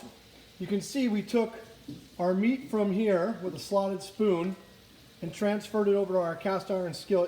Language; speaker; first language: English; native; English